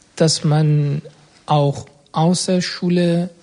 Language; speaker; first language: German; non-native, fluent; Arabic